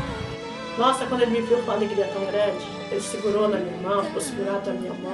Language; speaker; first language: Portuguese; native; Portuguese